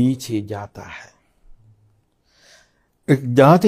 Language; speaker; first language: Hindi; non-native, fluent; Sinhala